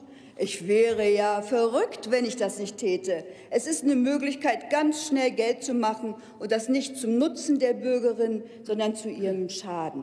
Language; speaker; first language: German; native; German